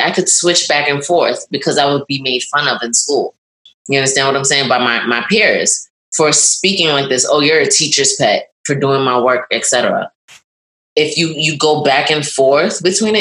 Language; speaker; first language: English; native; English